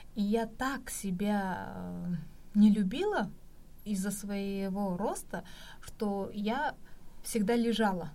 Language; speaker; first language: Russian; non-native, local second language; Kazakh